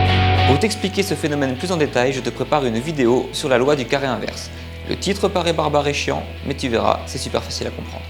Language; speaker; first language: French; native; French